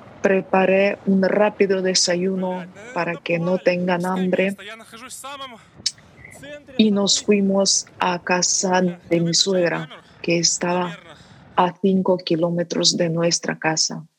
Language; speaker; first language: Spanish; non-native, fluent; Ukrainian